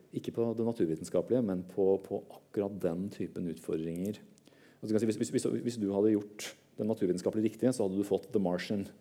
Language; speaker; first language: Norwegian; native; Norwegian